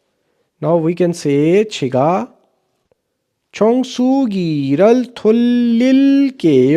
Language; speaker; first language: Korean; non-native, fluent; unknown